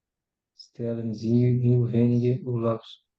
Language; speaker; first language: German; non-native, learner; Portuguese